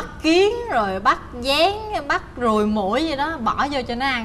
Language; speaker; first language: Vietnamese; native; Vietnamese